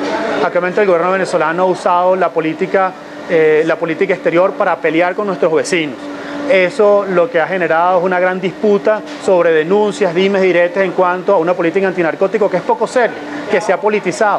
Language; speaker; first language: Spanish; native; Spanish